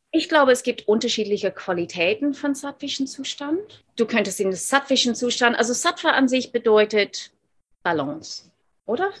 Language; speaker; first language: German; non-native, fluent; English